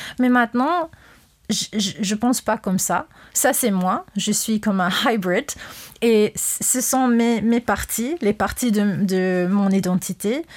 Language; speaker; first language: French; non-native, fluent; English